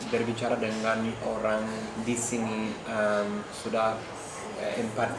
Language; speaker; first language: Indonesian; non-native, learner; English